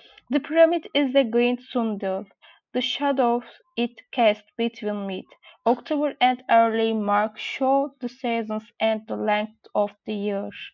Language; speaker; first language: English; non-native, learner; Turkish